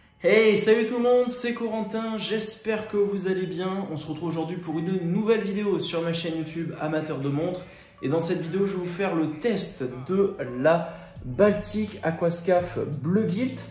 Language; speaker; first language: French; native; French